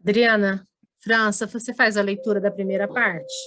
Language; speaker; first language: Portuguese; native; Portuguese